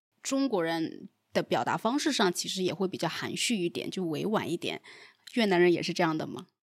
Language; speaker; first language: Chinese; native; Chinese